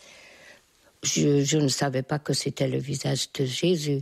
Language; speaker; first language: French; non-native, fluent; Hungarian